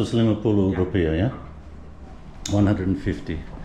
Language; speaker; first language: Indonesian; non-native, learner; English